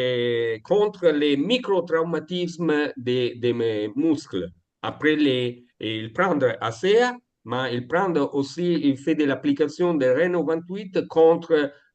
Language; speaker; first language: French; non-native, learner; Italian